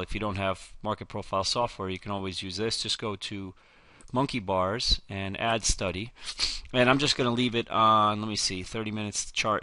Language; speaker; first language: English; native; English